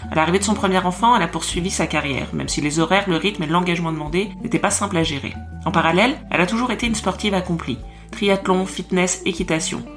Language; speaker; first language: French; native; French